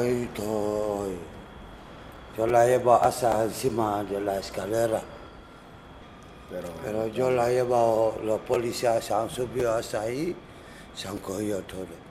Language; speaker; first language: Spanish; non-native, learner; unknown